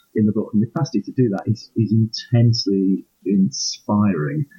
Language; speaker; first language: English; native; English